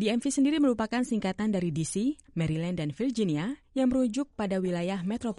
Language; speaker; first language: Indonesian; native; Indonesian